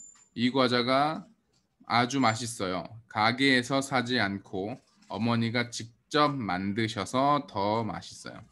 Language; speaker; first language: Korean; early bilingual, heritage; Korean